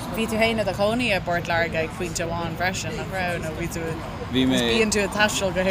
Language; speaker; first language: Irish; native; Irish